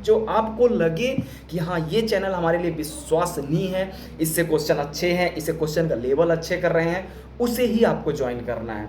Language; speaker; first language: Hindi; native; Hindi